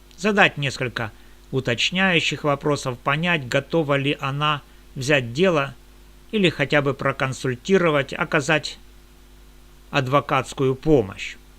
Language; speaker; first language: Russian; native; Russian